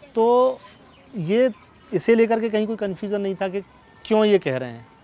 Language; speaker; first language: Hindi; native; Hindi